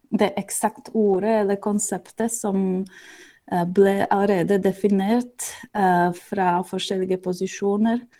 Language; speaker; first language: Norwegian; non-native, fluent; Slovak